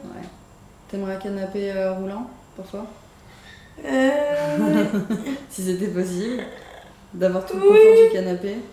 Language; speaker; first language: French; native; French